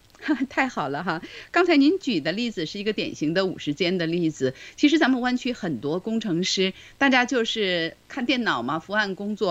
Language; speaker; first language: Chinese; native; Chinese